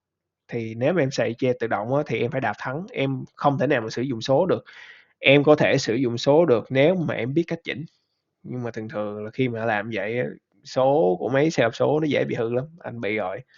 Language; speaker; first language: Vietnamese; native; Vietnamese